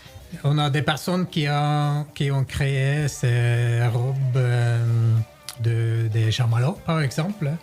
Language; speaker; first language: French; non-native, fluent; Norwegian